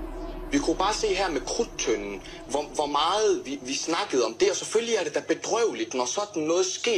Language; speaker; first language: Danish; early bilingual, other home language; Arabic